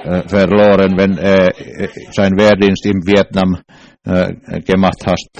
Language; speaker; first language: German; non-native, learner; English